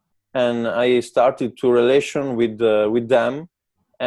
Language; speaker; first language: English; non-native, learner; Italian